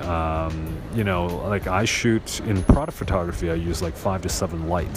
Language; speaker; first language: English; non-native, local second language; Cantonese